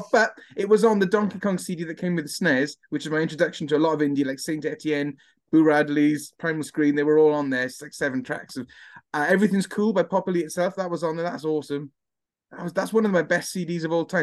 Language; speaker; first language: English; native; English